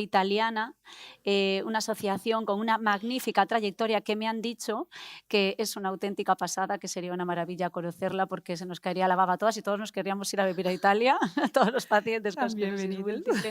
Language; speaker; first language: Spanish; native; Spanish